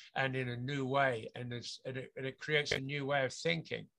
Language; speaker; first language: English; native; English